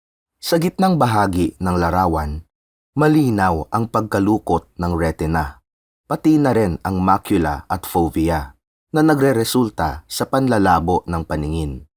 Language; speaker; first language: Filipino; native; Filipino